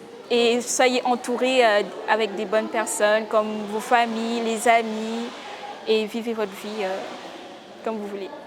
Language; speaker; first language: French; non-native, local second language; Morisyen